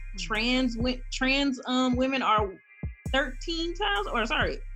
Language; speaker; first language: English; native; English